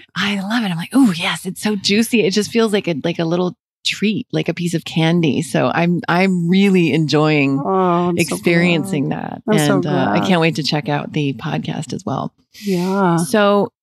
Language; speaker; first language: English; native; English